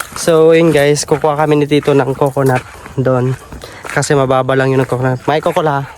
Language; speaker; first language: Filipino; non-native, local second language; Cebuano